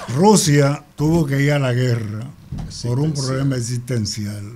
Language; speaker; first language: Spanish; native; Spanish